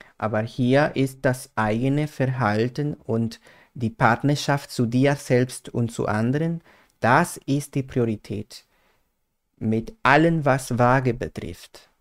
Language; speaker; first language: German; non-native, fluent; Spanish